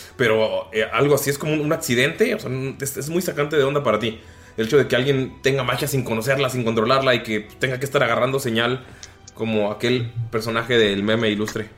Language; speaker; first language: Spanish; native; Spanish